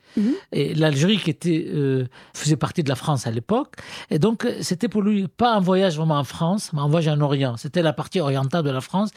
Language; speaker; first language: French; non-native, fluent; Arabic